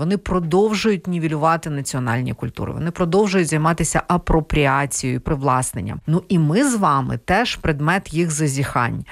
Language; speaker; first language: Ukrainian; non-native, local second language; Russian